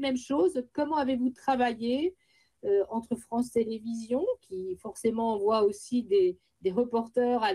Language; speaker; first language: French; native; French